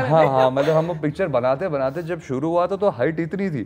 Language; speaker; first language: Hindi; native; Hindi